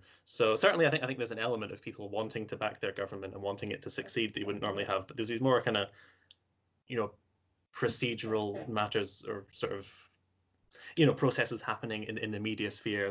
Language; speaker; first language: English; native; English